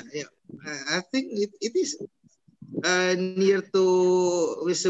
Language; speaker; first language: English; non-native, fluent; Indonesian